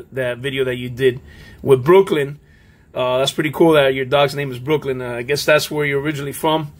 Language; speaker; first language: English; native; English